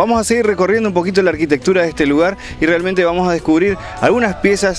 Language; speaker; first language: Spanish; native; Spanish